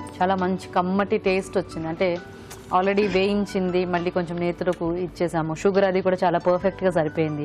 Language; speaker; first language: Telugu; native; Telugu